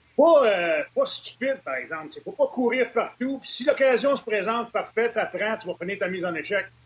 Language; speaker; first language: French; native; French